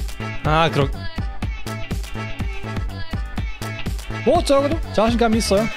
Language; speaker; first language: Korean; non-native, fluent; German